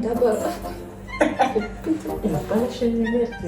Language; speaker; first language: French; native; French